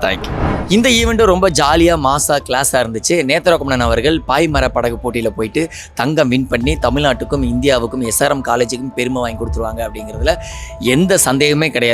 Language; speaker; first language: Tamil; native; Tamil